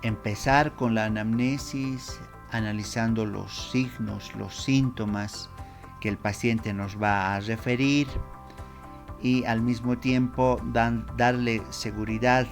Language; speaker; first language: Spanish; native; Spanish